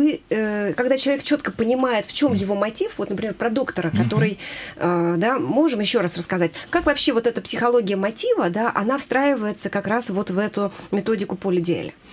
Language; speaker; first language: Russian; native; Russian